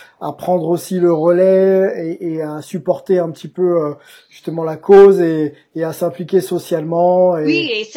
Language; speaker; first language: French; native; French